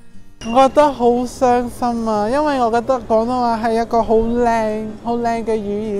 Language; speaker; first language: Cantonese; non-native, fluent; English